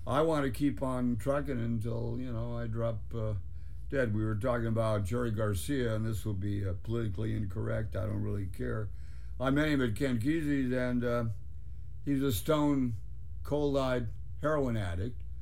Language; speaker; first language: English; native; English